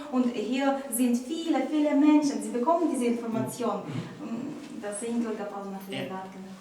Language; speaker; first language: German; non-native, learner; Ukrainian